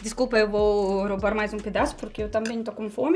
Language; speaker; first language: Portuguese; non-native, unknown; Russian